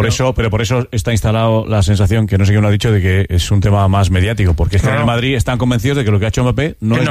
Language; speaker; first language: Spanish; native; Spanish